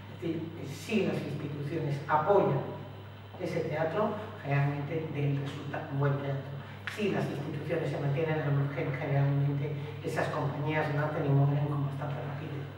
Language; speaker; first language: Spanish; native; Spanish